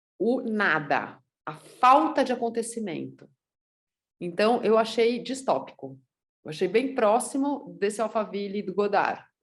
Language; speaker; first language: Portuguese; native; Portuguese